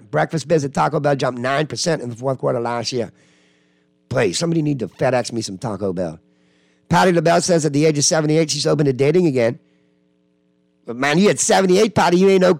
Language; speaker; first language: English; native; English